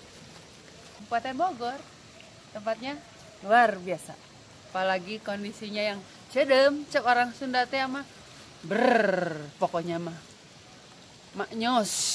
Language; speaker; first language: Indonesian; non-native, local second language; Sundanese